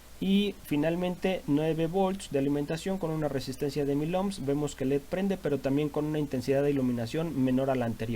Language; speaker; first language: Spanish; native; Spanish